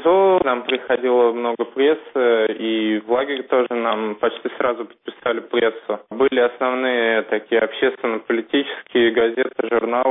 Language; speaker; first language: Russian; native; Russian